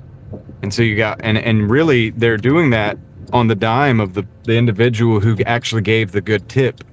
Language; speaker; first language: English; native; English